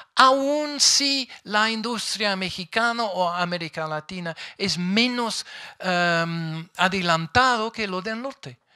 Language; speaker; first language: Spanish; non-native, fluent; English